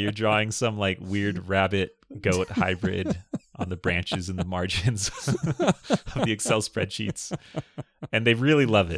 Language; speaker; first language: English; native; English